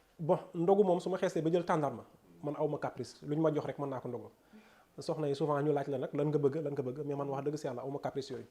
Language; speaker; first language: Wolof; non-native, local second language; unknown